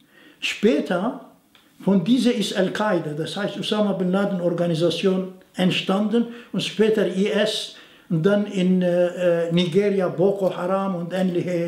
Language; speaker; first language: German; non-native, fluent; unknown